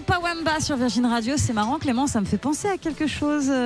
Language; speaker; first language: French; native; French